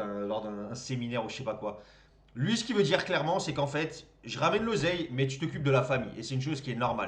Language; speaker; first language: French; native; French